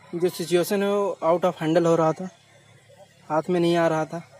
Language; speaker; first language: Hindi; native; Hindi